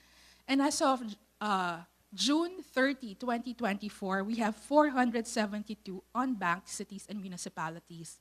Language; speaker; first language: English; non-native, local second language; Filipino